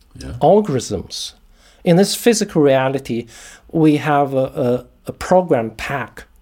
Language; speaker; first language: English; non-native, fluent; Chinese